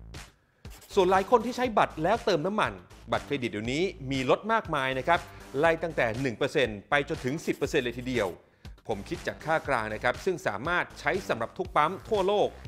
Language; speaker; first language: Thai; native; Thai